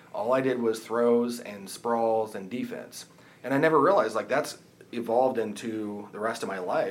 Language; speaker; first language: English; native; English